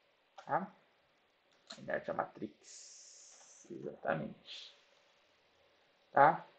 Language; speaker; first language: Portuguese; native; Portuguese